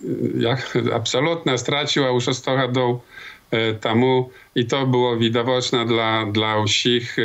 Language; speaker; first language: Polish; non-native, local second language; Belarusian